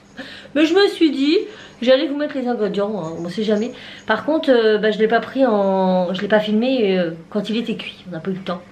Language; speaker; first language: French; native; French